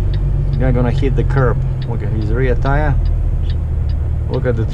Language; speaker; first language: English; non-native, fluent; Russian